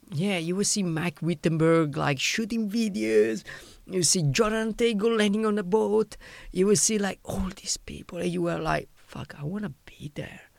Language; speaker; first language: English; non-native, fluent; Italian